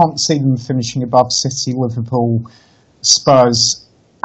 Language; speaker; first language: English; native; English